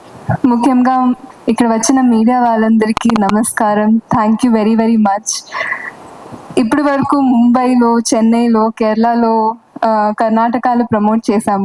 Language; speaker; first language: Telugu; non-native, fluent; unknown